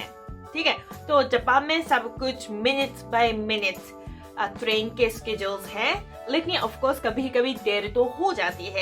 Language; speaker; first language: Hindi; non-native, fluent; Japanese